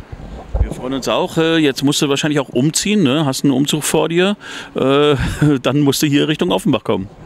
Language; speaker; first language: German; native; German